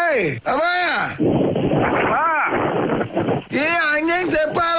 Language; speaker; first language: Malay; non-native, local second language; Tamil